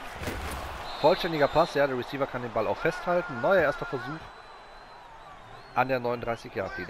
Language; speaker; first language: German; native; German